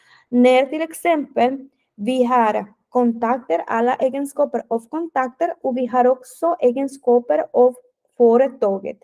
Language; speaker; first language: Swedish; non-native, fluent; Spanish